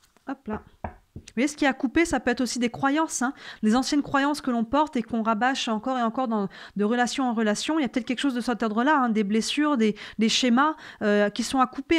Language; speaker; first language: French; native; French